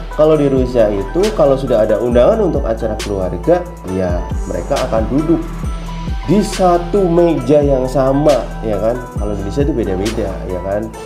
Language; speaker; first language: Indonesian; native; Indonesian